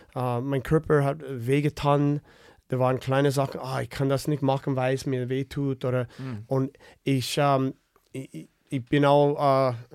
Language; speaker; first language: German; non-native, fluent; English